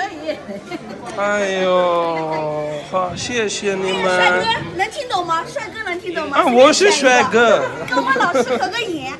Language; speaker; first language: Chinese; non-native, learner; Urdu